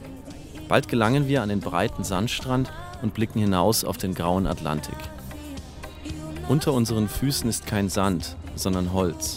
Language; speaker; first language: German; native; German